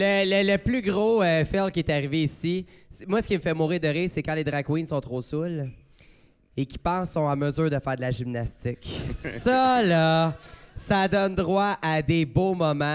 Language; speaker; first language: French; native; French